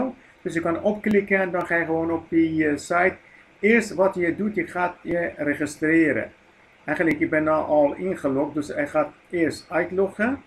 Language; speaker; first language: Dutch; non-native, fluent; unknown